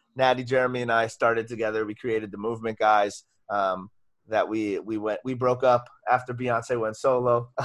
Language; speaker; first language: English; native; English